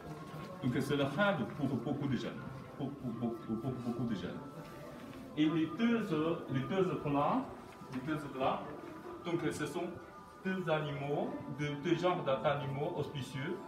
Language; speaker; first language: French; non-native, fluent; Chinese